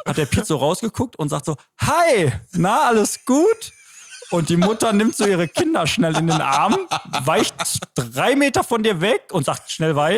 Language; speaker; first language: German; native; German